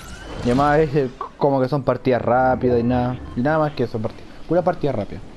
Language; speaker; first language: Spanish; native; Spanish